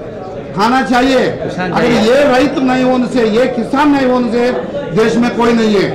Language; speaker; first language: Hindi; non-native, local second language; Telugu